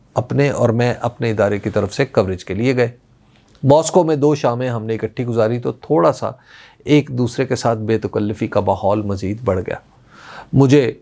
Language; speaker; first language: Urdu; non-native, local second language; Punjabi